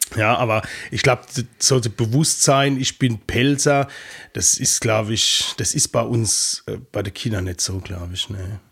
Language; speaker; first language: German; native; German